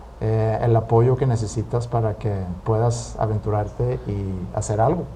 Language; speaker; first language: Spanish; non-native, fluent; Swedish